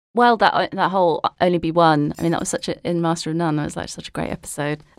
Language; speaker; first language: English; native; English